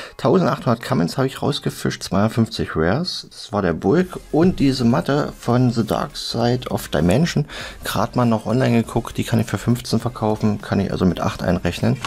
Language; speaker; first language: German; native; German